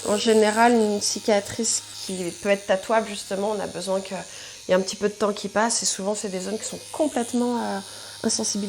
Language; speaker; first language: French; native; French